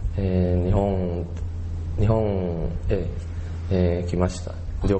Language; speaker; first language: Japanese; non-native, learner; Chinese